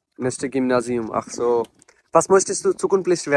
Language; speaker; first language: German; non-native, learner; Bangla